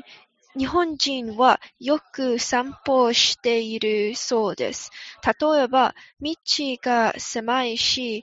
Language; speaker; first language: Japanese; non-native, learner; English